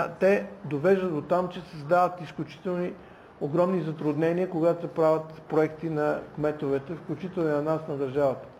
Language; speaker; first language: Bulgarian; native; Bulgarian